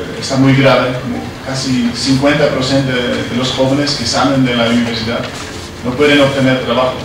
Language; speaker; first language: Spanish; non-native, learner; Dutch